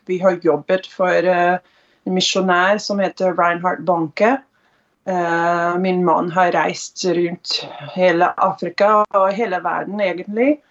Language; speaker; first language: Norwegian; non-native, fluent; English